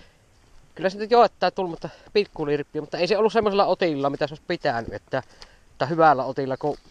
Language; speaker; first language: Finnish; native; Finnish